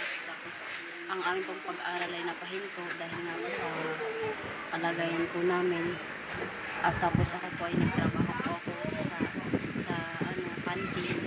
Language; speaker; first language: Filipino; native; Filipino